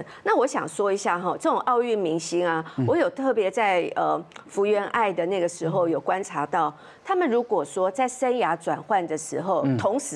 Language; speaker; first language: Chinese; native; Chinese